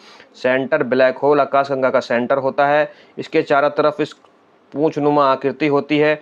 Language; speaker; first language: Hindi; native; Hindi